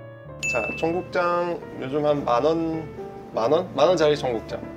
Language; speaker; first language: Korean; non-native, fluent; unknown